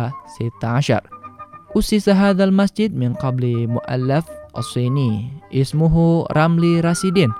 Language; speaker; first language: Arabic; non-native, fluent; Indonesian